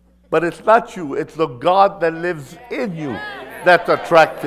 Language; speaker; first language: English; early bilingual, other home language; Spanish